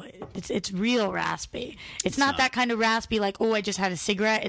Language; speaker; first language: English; native; English